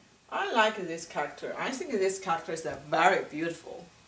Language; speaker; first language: English; non-native, fluent; Chinese